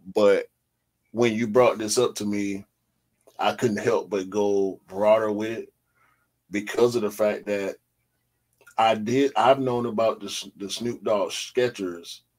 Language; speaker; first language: English; native; English